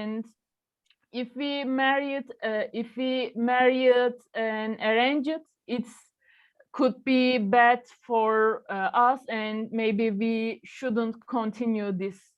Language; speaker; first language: English; non-native, learner; Turkish